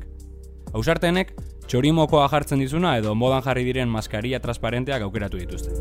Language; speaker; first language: Basque; native; Basque